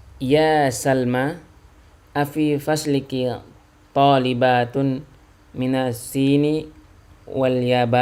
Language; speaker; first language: Arabic; non-native, learner; Indonesian